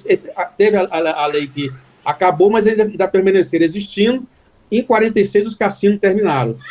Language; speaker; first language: Portuguese; native; Portuguese